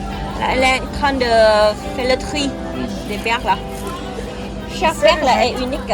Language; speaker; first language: French; non-native, fluent; Vietnamese